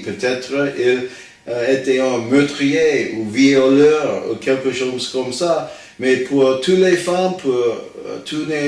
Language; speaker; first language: French; non-native, learner; English